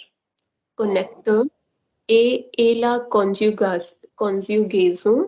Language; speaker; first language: French; non-native, learner; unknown